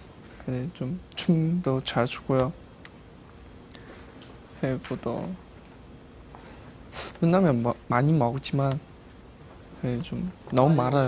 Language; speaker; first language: Korean; non-native, learner; Chinese